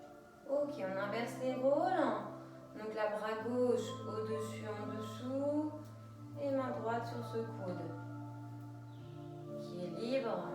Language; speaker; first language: French; native; French